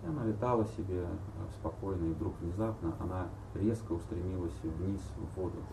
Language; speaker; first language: Russian; native; Russian